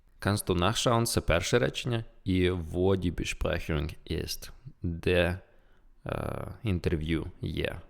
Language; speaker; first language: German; non-native, fluent; Ukrainian